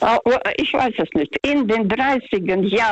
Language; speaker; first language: German; non-native, fluent; Russian